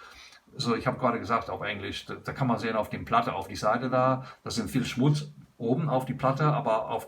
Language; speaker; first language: German; non-native, learner; English